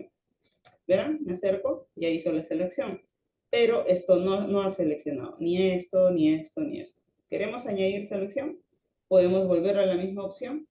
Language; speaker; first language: Spanish; native; Spanish